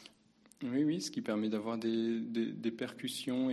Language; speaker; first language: French; native; French